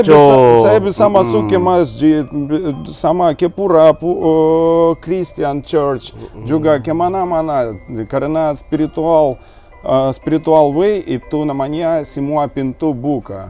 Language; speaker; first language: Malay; non-native, learner; Russian